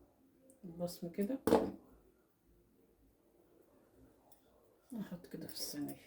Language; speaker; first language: Arabic; native; Arabic